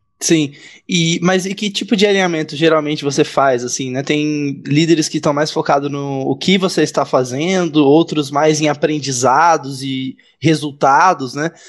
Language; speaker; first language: Portuguese; native; Portuguese